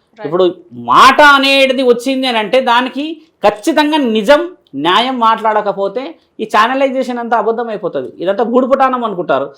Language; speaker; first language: Telugu; native; Telugu